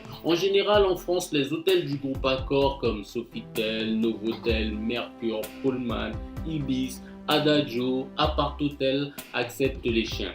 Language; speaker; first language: French; non-native, fluent; Japanese